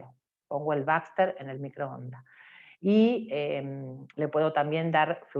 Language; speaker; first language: Spanish; native; Spanish